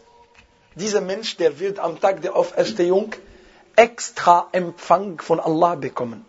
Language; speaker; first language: German; non-native, fluent; Arabic